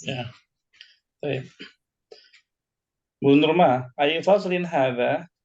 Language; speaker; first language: Indonesian; native; Indonesian